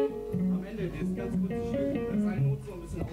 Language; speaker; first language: German; native; German